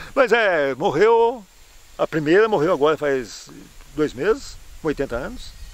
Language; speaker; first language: Portuguese; native; Portuguese